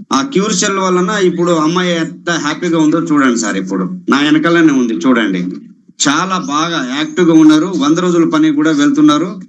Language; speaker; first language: Telugu; non-native, local second language; Lambadi